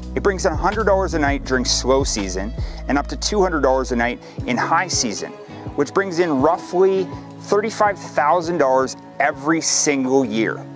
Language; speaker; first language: English; native; English